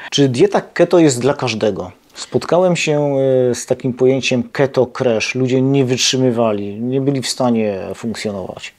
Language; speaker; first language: Polish; native; Polish